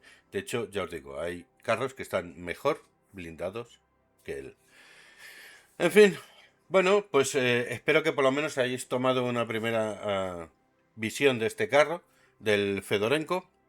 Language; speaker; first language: Spanish; native; Spanish